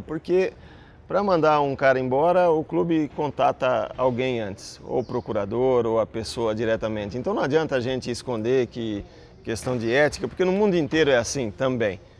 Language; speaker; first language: Portuguese; native; Portuguese